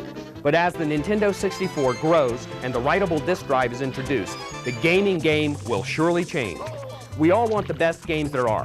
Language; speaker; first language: English; native; English